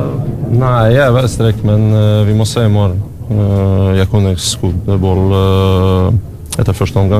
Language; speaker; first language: Norwegian; non-native, learner; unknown